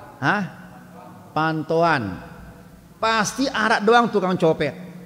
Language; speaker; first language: Malay; non-native, local second language; Sasak